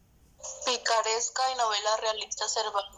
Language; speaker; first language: Spanish; native; Spanish